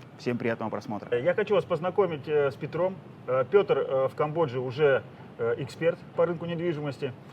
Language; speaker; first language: Russian; native; Russian